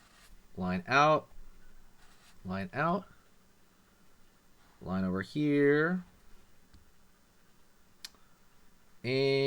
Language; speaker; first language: English; native; English